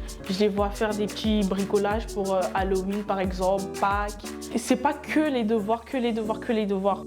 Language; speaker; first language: French; early bilingual, other home language; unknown